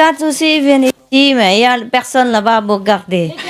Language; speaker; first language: French; non-native, learner; Vietnamese